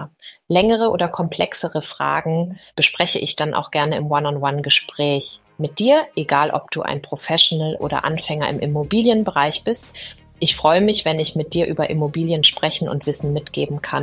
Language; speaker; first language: German; native; German